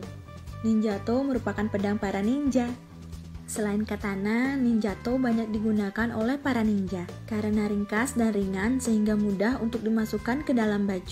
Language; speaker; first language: Indonesian; native; Indonesian